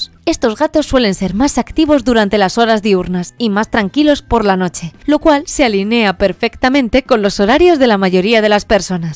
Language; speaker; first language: Spanish; native; Spanish